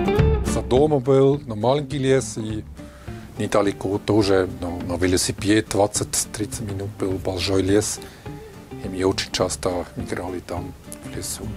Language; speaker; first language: Russian; non-native, learner; German